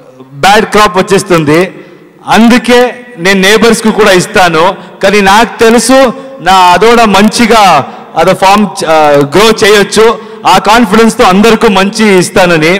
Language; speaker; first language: Telugu; non-native, learner; Kannada